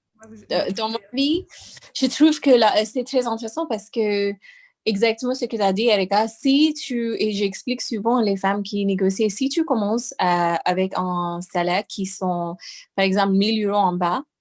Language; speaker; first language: French; non-native, fluent; English